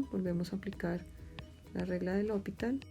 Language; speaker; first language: Spanish; native; Spanish